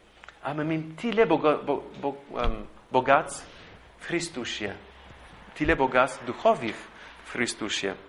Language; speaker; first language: Polish; non-native, fluent; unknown